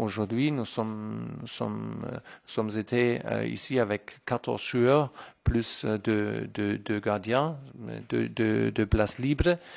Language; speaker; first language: French; non-native, fluent; German